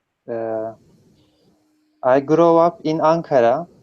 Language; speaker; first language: English; non-native, learner; Turkish